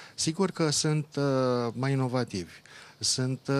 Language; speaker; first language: Romanian; native; Romanian